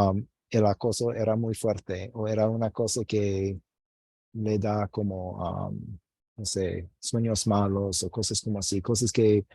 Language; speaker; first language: Spanish; non-native, fluent; English